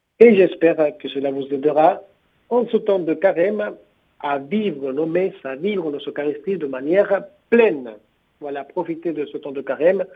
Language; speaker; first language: French; non-native, fluent; Spanish